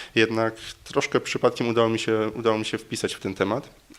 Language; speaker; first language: Polish; native; Polish